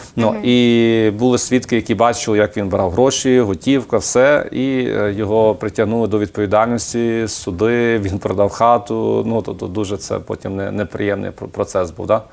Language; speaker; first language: Ukrainian; native; Ukrainian